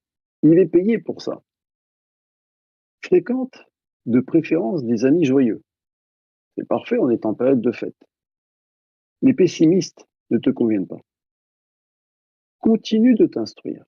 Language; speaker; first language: French; native; French